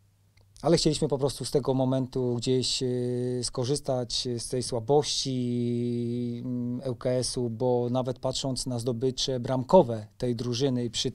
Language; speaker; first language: Polish; native; Polish